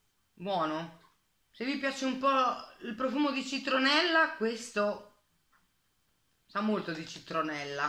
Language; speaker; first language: Italian; native; Italian